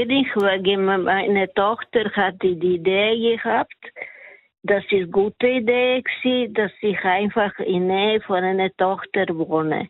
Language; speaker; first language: German; non-native, learner; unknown